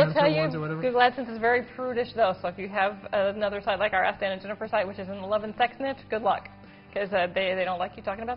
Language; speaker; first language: English; native; English